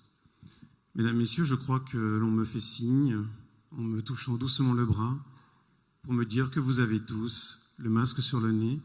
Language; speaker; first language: French; native; French